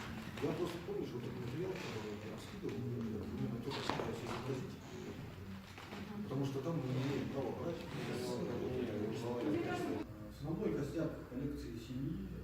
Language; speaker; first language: Russian; native; Russian